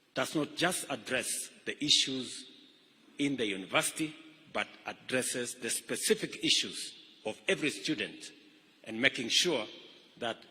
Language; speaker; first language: English; non-native, local second language; Kalenjin